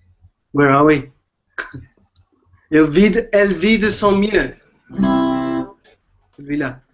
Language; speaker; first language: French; non-native, learner; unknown